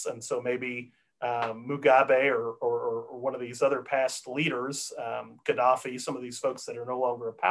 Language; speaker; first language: English; native; English